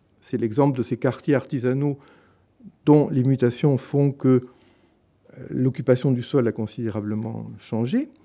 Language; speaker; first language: French; native; French